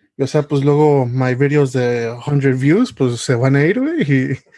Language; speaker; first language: Spanish; early bilingual, heritage; Spanish